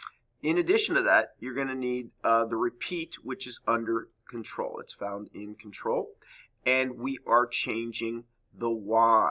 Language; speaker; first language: English; native; English